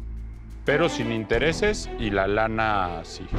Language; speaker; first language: Spanish; native; Spanish